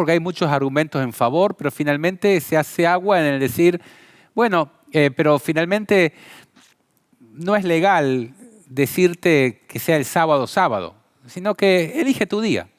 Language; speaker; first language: Spanish; native; Spanish